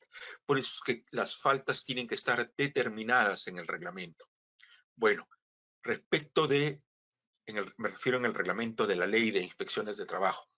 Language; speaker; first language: Spanish; native; Spanish